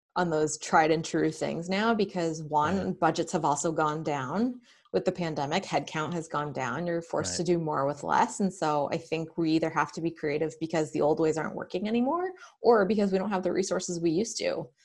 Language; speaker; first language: English; native; English